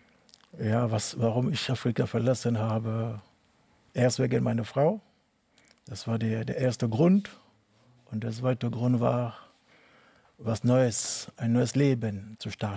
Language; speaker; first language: German; non-native, learner; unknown